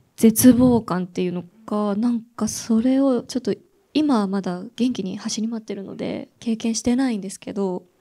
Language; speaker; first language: Japanese; native; Japanese